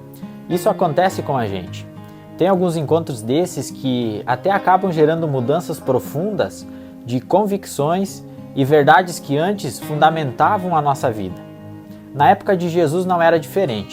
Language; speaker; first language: Portuguese; native; Portuguese